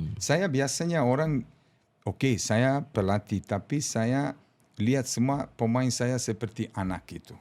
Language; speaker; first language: Indonesian; non-native, fluent; Serbian